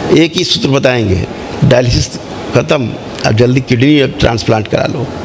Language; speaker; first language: Hindi; native; Hindi